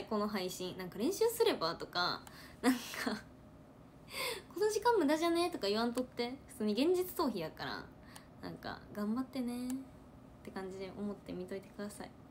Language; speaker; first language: Japanese; native; Japanese